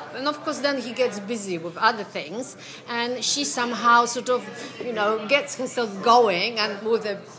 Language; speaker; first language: English; non-native, fluent; Polish